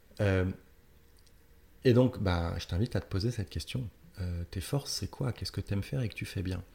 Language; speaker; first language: French; native; French